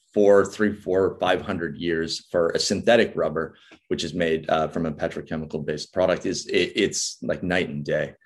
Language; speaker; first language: English; native; English